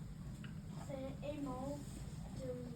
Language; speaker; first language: French; non-native, learner; English